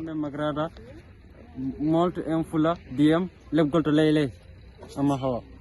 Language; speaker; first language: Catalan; non-native, learner; Fula